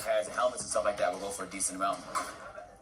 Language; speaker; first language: English; native; English